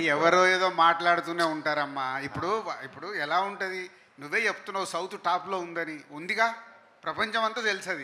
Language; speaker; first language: Telugu; native; Telugu